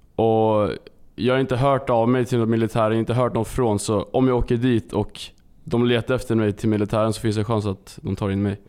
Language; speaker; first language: Swedish; early bilingual, other home language; Thai